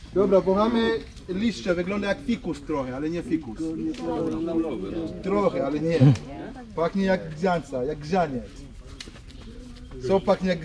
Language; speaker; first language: Polish; non-native, learner; Swahili